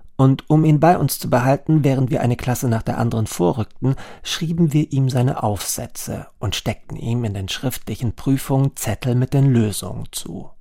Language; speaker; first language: German; native; German